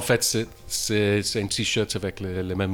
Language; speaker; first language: French; non-native, learner; English